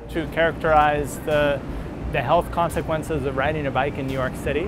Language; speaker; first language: English; native; English